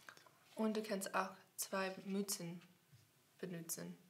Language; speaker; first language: German; non-native, learner; English